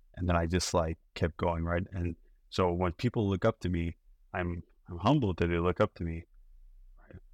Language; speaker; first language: English; non-native, local second language; Yoruba